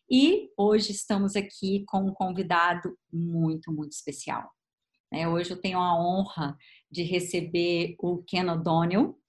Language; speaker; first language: Portuguese; native; Portuguese